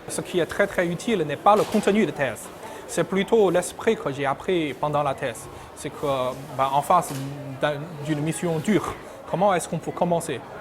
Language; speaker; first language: French; non-native, fluent; Chinese